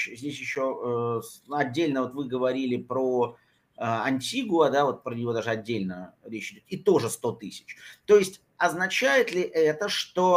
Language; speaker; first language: Russian; native; Russian